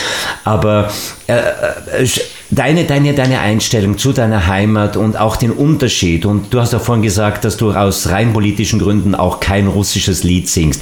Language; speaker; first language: German; native; German